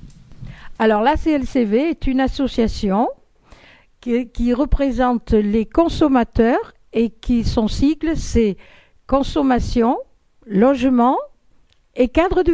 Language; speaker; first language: French; native; French